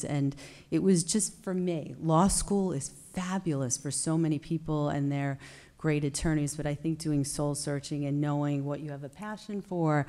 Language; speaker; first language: English; native; English